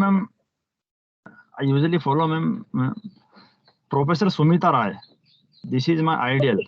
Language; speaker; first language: English; non-native, local second language; Hindi